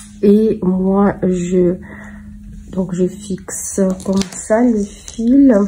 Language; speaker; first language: French; non-native, fluent; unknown